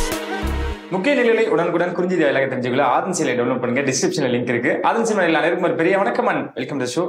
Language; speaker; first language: Tamil; native; Tamil